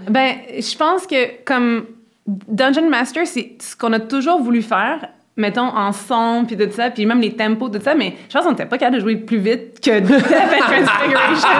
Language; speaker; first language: French; native; French